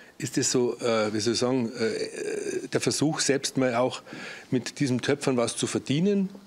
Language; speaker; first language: German; native; German